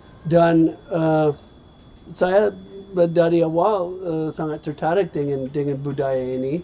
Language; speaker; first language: Indonesian; non-native, fluent; English